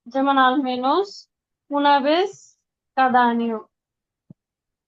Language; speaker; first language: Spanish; non-native, learner; Bangla